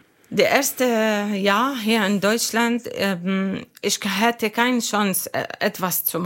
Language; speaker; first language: German; non-native, learner; Arabic